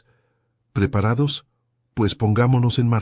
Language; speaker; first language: Spanish; native; Spanish